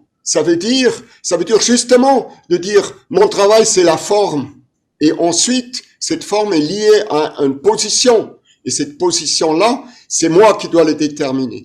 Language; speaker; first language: French; non-native, fluent; German